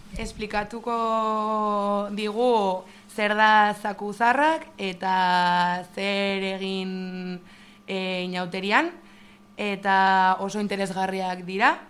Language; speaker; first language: Basque; non-native, local second language; Spanish